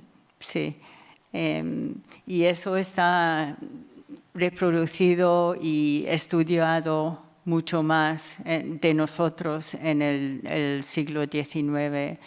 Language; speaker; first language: Spanish; non-native, fluent; English